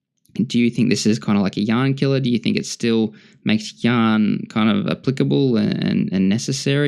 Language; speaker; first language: English; native; English